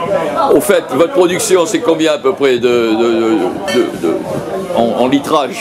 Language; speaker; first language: French; native; French